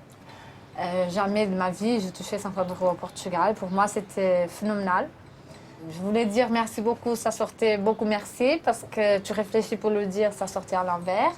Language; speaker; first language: French; non-native, learner; Portuguese